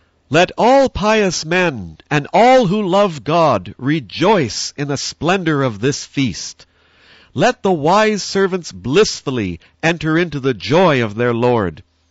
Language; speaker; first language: English; native; English